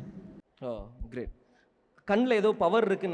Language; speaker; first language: Tamil; native; Tamil